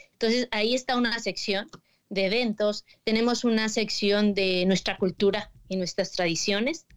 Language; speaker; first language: Spanish; native; Spanish